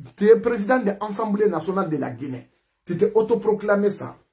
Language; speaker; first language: French; non-native, local second language; Mandingo